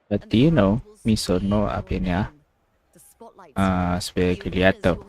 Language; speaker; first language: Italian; non-native, learner; Indonesian